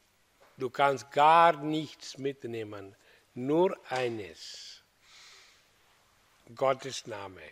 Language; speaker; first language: German; non-native, learner; Hindi